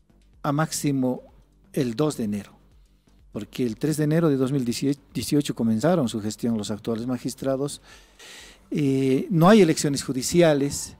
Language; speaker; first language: Spanish; native; Spanish